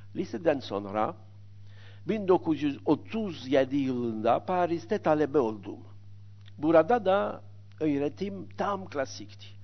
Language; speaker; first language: Turkish; non-native, fluent; French